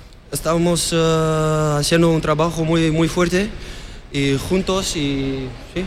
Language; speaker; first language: Spanish; non-native, learner; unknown